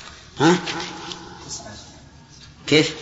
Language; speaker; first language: Arabic; native; Arabic